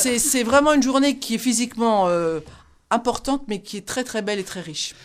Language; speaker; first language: French; native; French